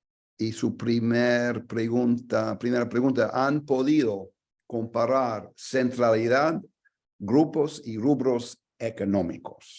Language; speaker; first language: Spanish; non-native, fluent; English